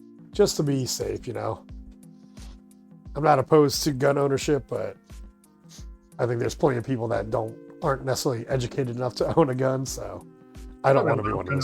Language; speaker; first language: English; native; English